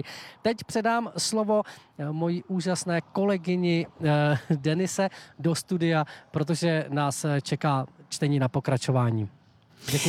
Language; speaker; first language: Czech; native; Czech